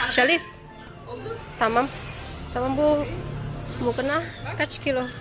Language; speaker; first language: Turkish; non-native, learner; Indonesian